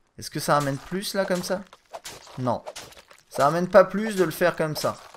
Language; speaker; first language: French; native; French